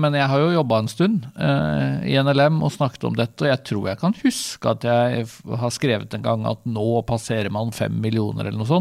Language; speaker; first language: Norwegian; native; Norwegian